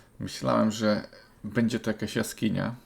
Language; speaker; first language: Polish; native; Polish